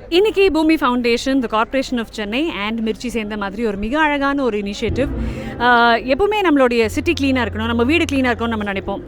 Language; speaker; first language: Tamil; native; Tamil